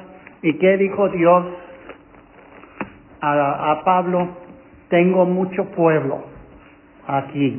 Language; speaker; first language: Spanish; non-native, fluent; English